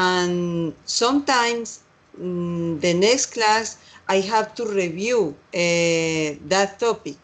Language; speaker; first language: English; non-native, learner; Spanish